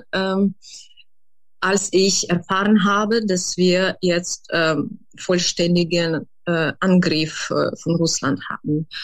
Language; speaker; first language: German; non-native, fluent; Ukrainian